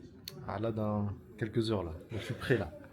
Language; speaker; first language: French; native; French